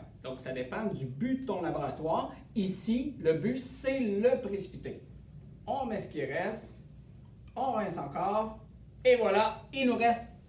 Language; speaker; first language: French; native; French